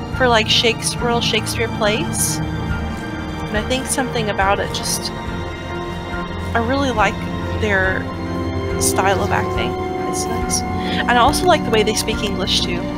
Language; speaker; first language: English; native; English